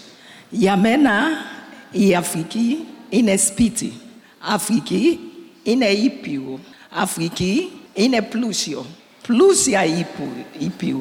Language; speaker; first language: Greek; non-native, learner; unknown